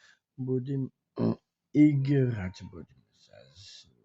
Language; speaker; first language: Russian; non-native, learner; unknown